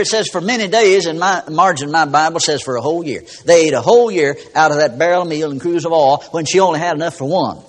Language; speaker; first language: English; native; English